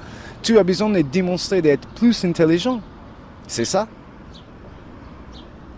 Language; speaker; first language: French; non-native, learner; English